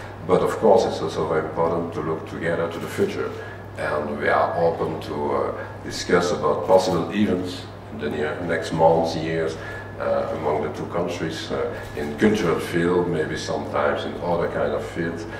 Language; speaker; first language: English; non-native, fluent; French